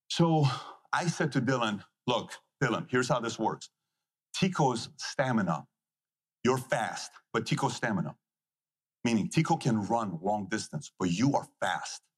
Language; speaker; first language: English; non-native, fluent; Persian